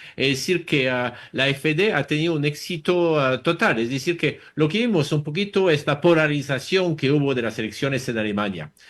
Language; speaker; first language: Spanish; non-native, fluent; French